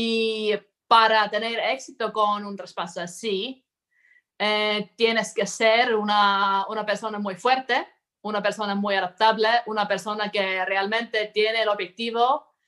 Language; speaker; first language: Spanish; non-native, fluent; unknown